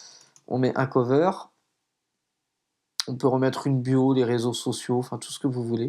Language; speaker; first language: French; native; French